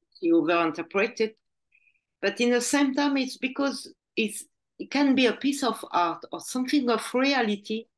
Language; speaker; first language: English; non-native, learner; French